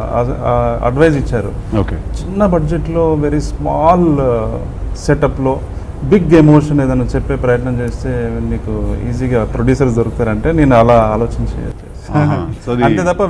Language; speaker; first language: Telugu; native; Telugu